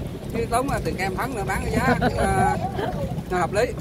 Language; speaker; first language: Vietnamese; native; Vietnamese